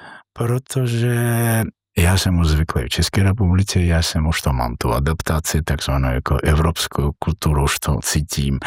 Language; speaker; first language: Czech; non-native, fluent; Georgian